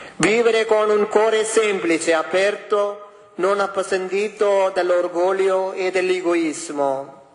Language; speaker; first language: Italian; non-native, fluent; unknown